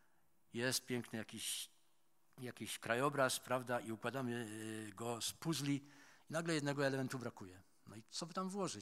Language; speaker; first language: Polish; native; Polish